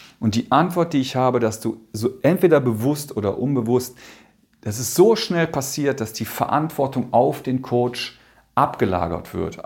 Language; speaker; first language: German; native; German